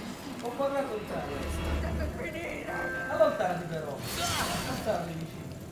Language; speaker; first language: Italian; native; Italian